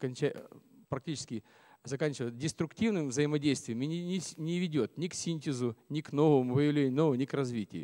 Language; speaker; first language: Russian; native; Russian